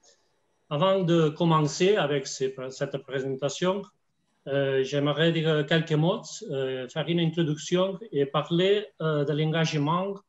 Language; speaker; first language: French; non-native, fluent; Spanish